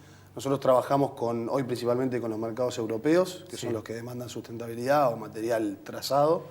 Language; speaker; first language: Spanish; native; Spanish